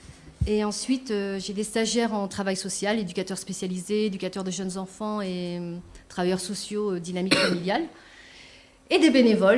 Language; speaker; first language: French; native; French